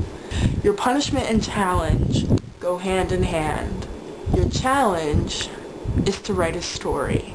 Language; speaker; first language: English; native; English